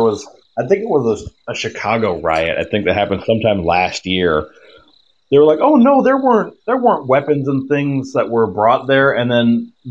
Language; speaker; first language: English; native; English